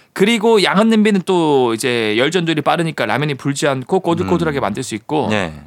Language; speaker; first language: Korean; native; Korean